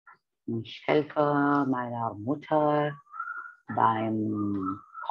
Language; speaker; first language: German; non-native, fluent; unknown